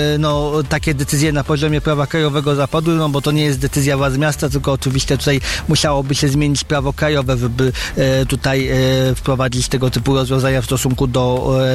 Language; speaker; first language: Polish; native; Polish